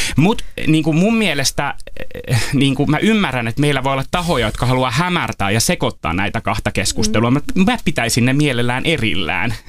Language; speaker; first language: Finnish; native; Finnish